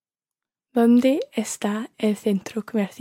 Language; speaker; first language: Spanish; non-native, learner; English